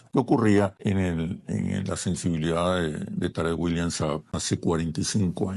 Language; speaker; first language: Spanish; native; Spanish